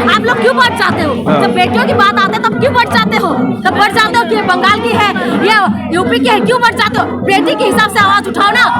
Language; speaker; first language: Hindi; non-native, local second language; Assamese